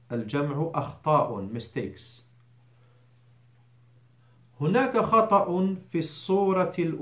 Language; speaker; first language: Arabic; non-native, fluent; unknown